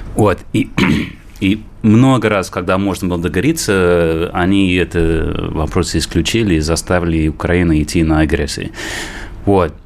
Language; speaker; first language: Russian; non-native, fluent; English